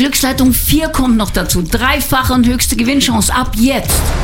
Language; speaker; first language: German; native; German